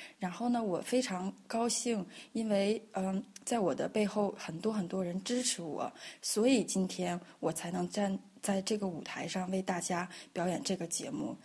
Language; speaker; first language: Chinese; native; Chinese